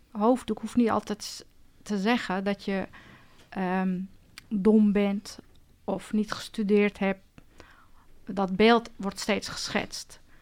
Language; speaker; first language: Dutch; early bilingual, other home language; Turkish